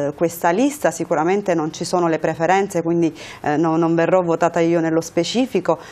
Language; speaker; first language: Italian; early bilingual, other home language; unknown